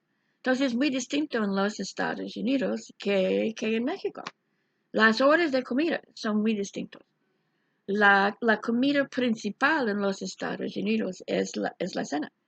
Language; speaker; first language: Spanish; non-native, fluent; English